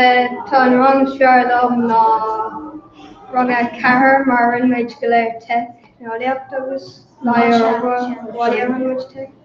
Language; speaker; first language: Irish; non-native, local second language; English